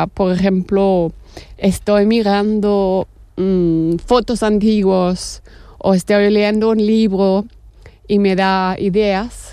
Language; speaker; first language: Spanish; non-native, fluent; German